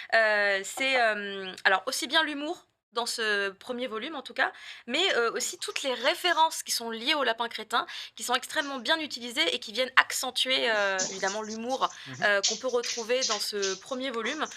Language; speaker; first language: French; native; French